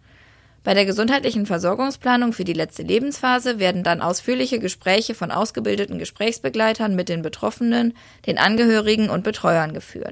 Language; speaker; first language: German; native; German